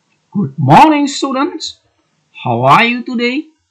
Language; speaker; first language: English; non-native, fluent; Indonesian